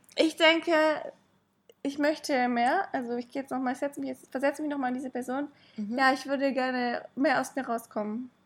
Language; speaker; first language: German; native; German